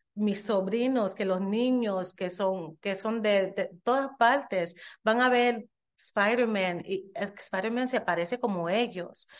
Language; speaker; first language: Spanish; early bilingual, heritage; Spanish